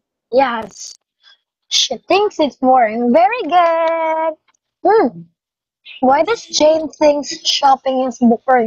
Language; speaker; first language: English; non-native, fluent; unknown